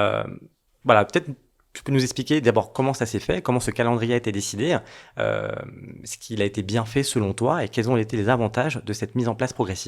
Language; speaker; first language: French; native; French